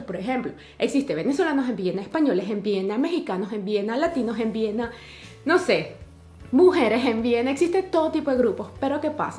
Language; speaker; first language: Spanish; native; Spanish